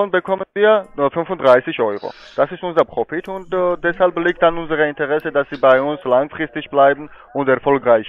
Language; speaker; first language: German; non-native, fluent; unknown